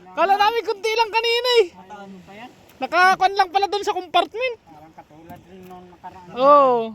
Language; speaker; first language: Filipino; native; Filipino